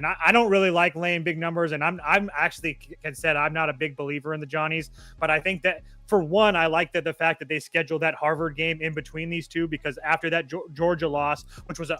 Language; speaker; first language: English; native; English